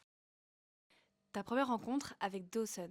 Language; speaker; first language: French; native; French